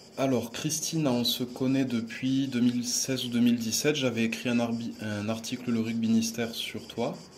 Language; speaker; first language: French; native; French